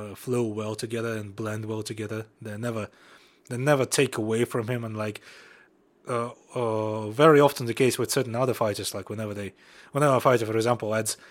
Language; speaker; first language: English; non-native, fluent; Russian